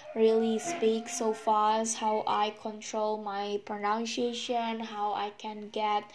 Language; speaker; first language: English; non-native, learner; Indonesian